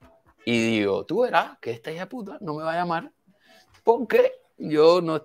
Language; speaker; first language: Spanish; native; Spanish